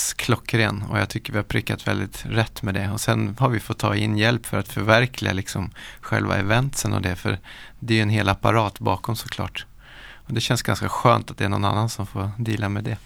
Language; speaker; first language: Swedish; native; Swedish